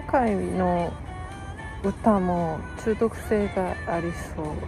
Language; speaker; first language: Japanese; non-native, fluent; Korean